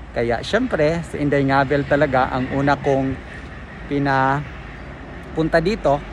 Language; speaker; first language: Filipino; non-native, local second language; Cebuano